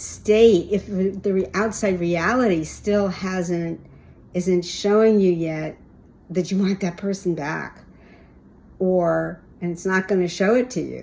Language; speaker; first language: English; native; English